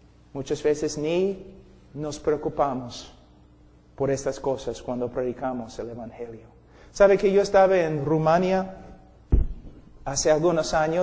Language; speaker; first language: Spanish; non-native, fluent; English